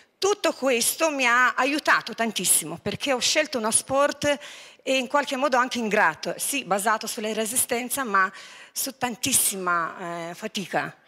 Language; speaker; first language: Italian; non-native, fluent; Lithuanian